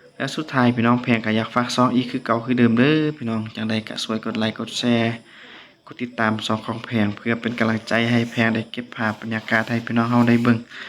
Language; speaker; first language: Lao; non-native, local second language; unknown